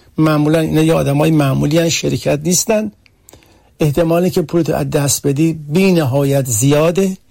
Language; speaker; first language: Persian; early bilingual, heritage; Persian